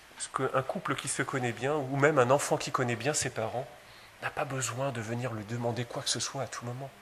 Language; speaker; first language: French; native; French